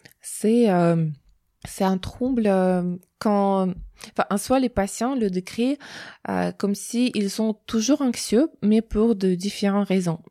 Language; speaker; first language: French; non-native, fluent; Russian